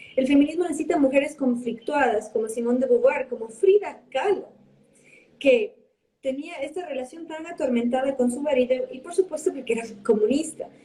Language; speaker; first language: Spanish; early bilingual, heritage; Spanish